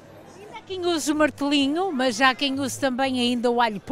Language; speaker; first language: Portuguese; native; Portuguese